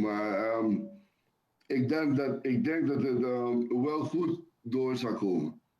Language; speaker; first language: Dutch; non-native, local second language; Papiamento